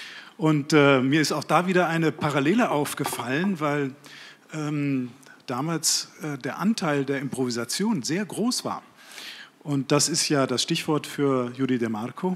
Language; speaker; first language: German; native; German